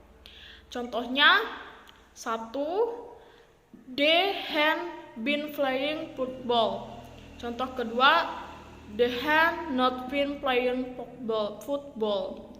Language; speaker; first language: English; non-native, learner; Indonesian